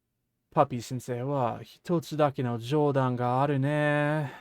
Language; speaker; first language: Japanese; non-native, fluent; English